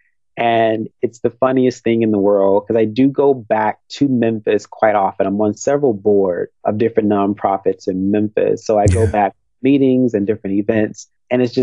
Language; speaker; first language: English; native; English